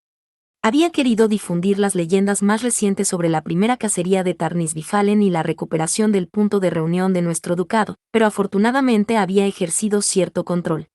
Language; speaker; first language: Spanish; native; Spanish